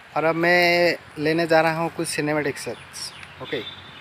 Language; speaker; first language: Hindi; non-native, local second language; Assamese